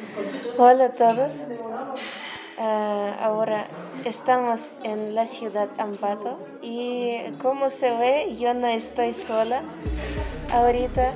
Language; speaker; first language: Spanish; non-native, learner; Ukrainian